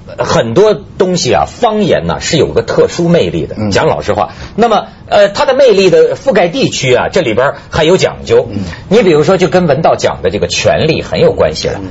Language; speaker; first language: Chinese; native; Chinese